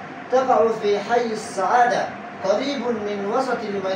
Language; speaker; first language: Arabic; non-native, learner; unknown